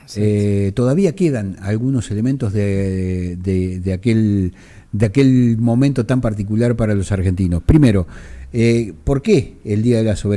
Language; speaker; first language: Spanish; native; Spanish